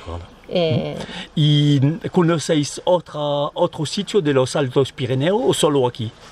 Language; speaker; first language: Spanish; non-native, learner; French